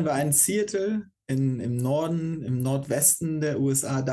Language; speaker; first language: German; native; German